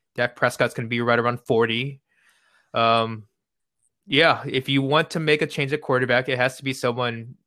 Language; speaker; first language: English; native; English